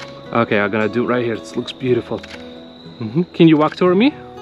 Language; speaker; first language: English; non-native, fluent; Ukrainian